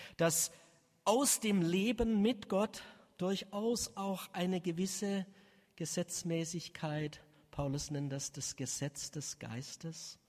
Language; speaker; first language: German; native; German